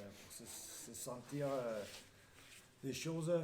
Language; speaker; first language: French; non-native, fluent; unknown